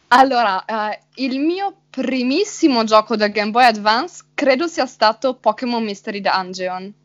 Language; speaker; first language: Italian; native; Italian